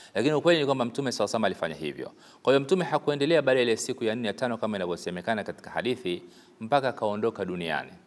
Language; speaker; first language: Swahili; native; Swahili